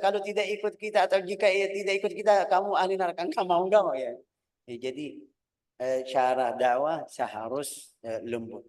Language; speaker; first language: Indonesian; non-native, fluent; Arabic